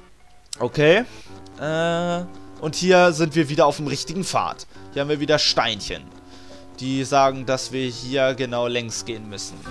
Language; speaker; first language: German; native; German